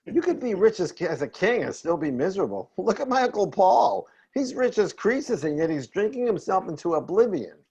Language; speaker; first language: English; native; English